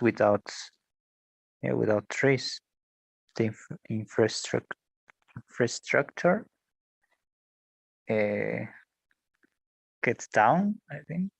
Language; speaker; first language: English; non-native, learner; Spanish